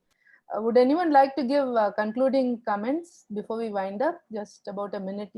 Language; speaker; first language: English; non-native, local second language; Tamil